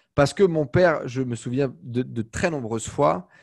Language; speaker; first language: French; native; French